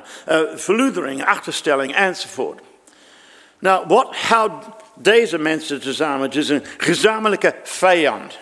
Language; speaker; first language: Dutch; non-native, fluent; English